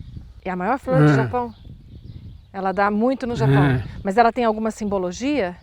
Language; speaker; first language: Portuguese; native; Portuguese